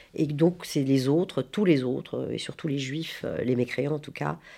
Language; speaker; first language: French; non-native, local second language; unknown